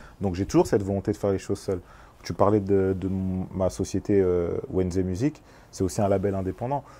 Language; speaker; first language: French; early bilingual, other home language; Lingala